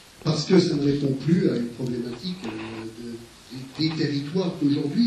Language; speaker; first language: French; native; French